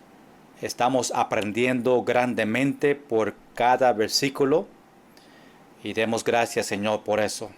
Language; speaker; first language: Spanish; non-native, fluent; English